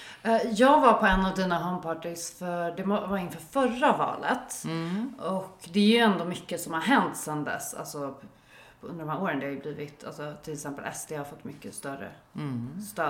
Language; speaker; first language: Swedish; native; Swedish